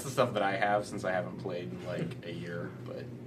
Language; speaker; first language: English; native; English